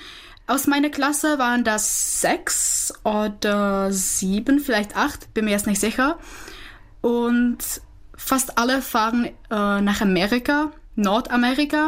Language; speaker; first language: German; non-native, fluent; Czech